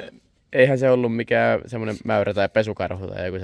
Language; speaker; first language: Finnish; native; Finnish